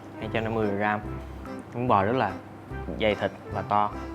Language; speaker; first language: Vietnamese; native; Vietnamese